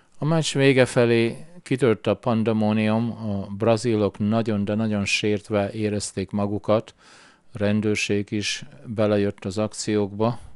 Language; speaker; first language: Hungarian; early bilingual, heritage; Hungarian